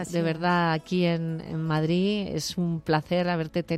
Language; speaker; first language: Spanish; native; Spanish